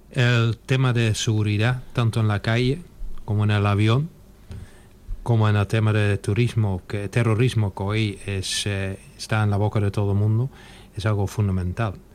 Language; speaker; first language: Spanish; non-native, fluent; Dutch